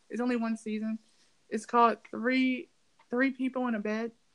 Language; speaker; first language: English; native; English